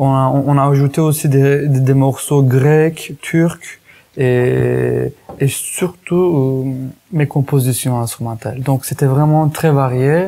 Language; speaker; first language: French; non-native, fluent; Kurdish